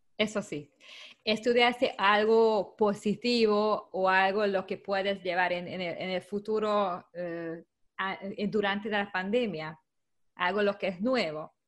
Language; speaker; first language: Spanish; non-native, learner; Hungarian